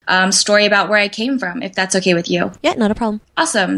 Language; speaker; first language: English; native; English